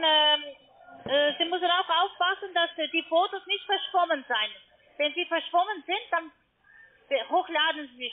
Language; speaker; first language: German; non-native, learner; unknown